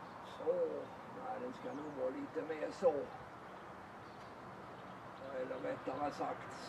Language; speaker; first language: Swedish; native; Swedish